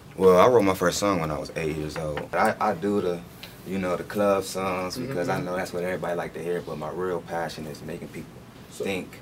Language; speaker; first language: English; native; English